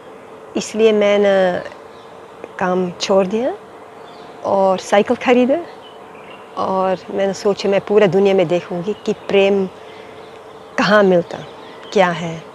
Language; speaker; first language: Hindi; non-native, fluent; Dutch